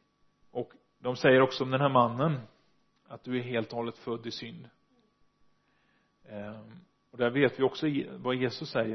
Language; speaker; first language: Swedish; non-native, fluent; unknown